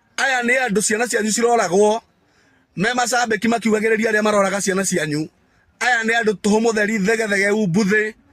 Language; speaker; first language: Kikuyu; non-native, local second language; Meru